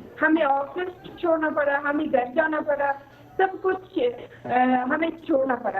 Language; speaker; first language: Hindi; non-native, fluent; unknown